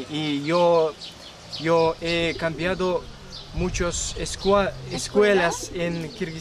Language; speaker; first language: Spanish; non-native, learner; Kyrgyz